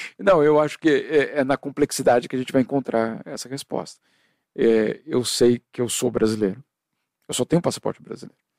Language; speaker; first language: Portuguese; native; Portuguese